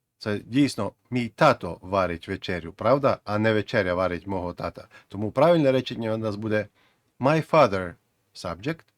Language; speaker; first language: Ukrainian; native; Ukrainian